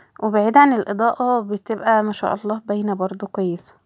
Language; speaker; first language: Arabic; native; Arabic